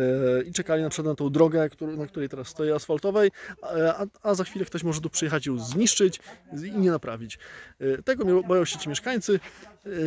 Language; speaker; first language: Polish; native; Polish